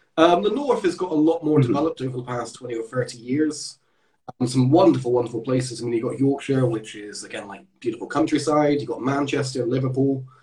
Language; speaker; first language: English; native; English